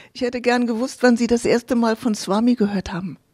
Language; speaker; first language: German; native; German